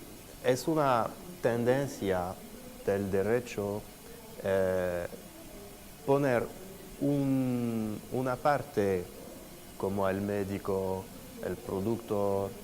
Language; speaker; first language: Spanish; non-native, fluent; French